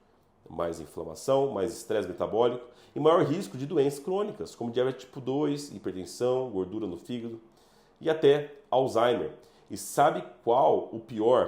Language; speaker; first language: Portuguese; native; Portuguese